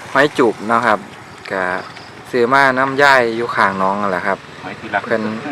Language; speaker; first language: Thai; native; Thai